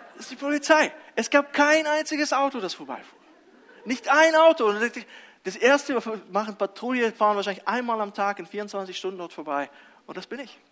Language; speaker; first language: German; early bilingual, other home language; Russian